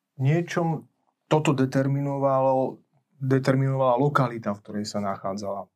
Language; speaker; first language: Slovak; native; Slovak